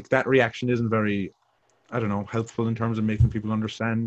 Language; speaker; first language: English; native; English